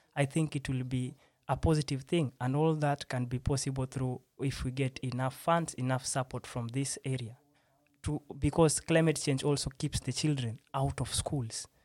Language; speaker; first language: English; non-native, local second language; Swahili